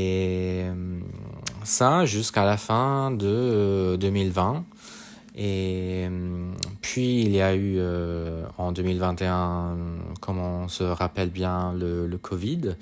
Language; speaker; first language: French; non-native, fluent; Italian